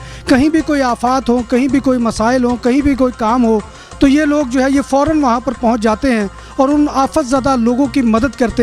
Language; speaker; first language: Urdu; native; Urdu